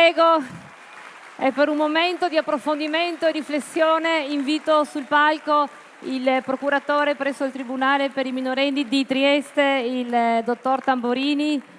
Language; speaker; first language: Italian; native; Italian